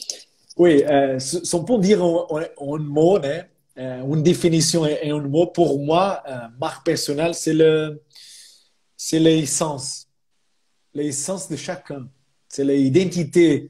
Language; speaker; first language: French; non-native, fluent; Portuguese